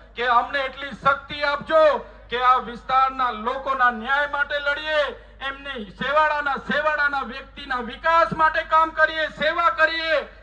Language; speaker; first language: Gujarati; non-native, local second language; Vasavi